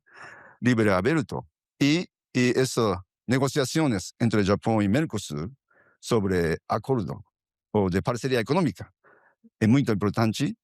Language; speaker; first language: Portuguese; non-native, fluent; Japanese